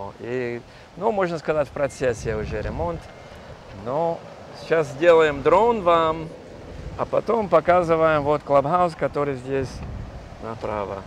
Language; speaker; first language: Russian; non-native, fluent; English